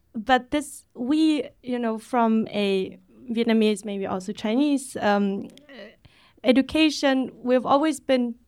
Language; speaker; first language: English; early bilingual, other home language; Vietnamese